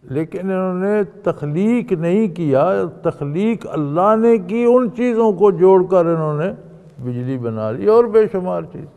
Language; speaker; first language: Urdu; non-native, local second language; Punjabi